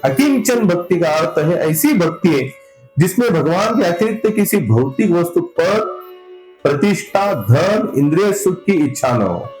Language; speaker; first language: Hindi; non-native, local second language; Marathi